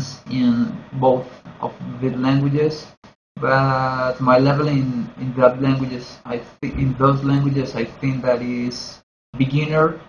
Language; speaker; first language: English; non-native, learner; Spanish